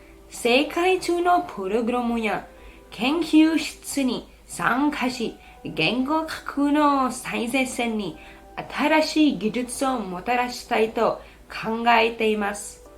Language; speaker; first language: Japanese; non-native, fluent; English